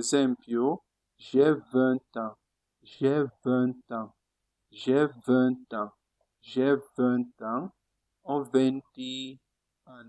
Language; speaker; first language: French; non-native, fluent; Italian